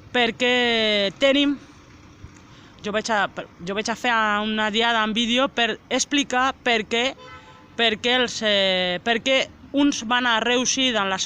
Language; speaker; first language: Catalan; non-native, local second language; Spanish